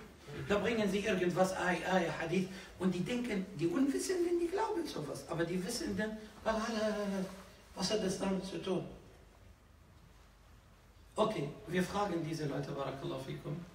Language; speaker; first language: German; non-native, fluent; Arabic